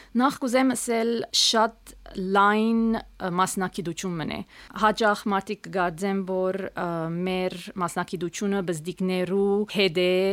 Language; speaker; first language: Armenian; early bilingual, heritage; Armenian